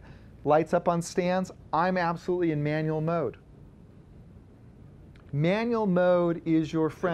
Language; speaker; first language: English; native; English